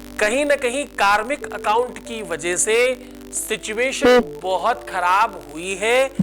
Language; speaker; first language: Hindi; native; Hindi